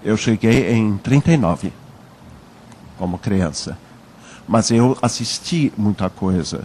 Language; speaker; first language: Portuguese; early bilingual, other home language; German